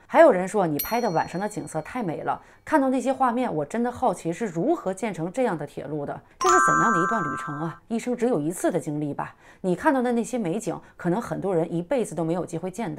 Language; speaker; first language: Chinese; native; Chinese